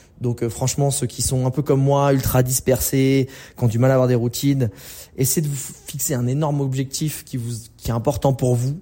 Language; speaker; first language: French; native; French